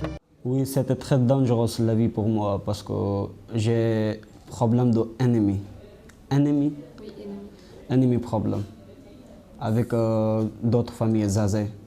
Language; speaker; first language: French; non-native, learner; Pashto